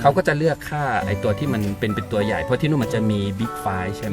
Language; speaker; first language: Thai; native; Thai